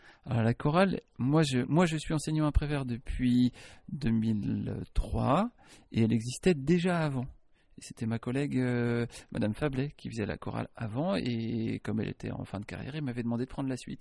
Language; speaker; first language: French; native; French